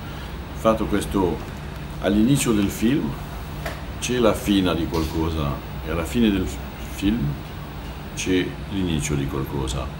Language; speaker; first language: Italian; non-native, learner; French